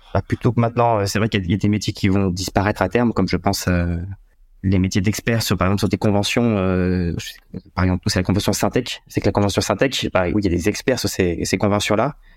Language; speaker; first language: French; native; French